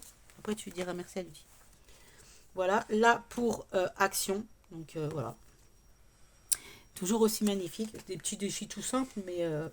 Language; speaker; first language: French; native; French